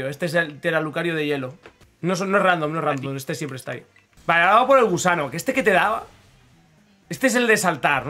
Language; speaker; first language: Spanish; native; Spanish